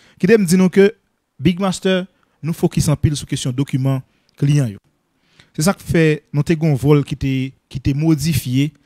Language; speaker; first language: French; non-native, local second language; Haitian Creole